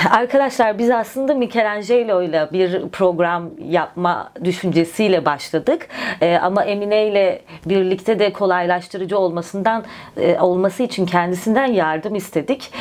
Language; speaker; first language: Turkish; native; Turkish